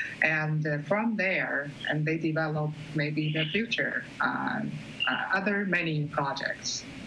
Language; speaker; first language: English; non-native, fluent; Chinese